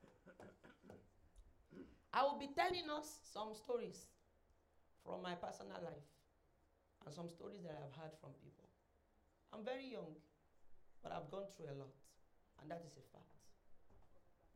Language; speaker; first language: English; non-native, local second language; Yoruba